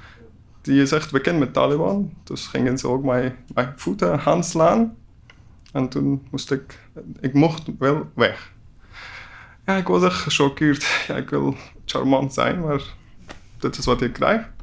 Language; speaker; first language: Dutch; non-native, learner; Persian